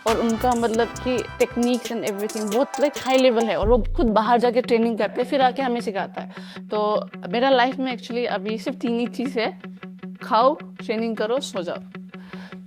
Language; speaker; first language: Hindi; non-native, local second language; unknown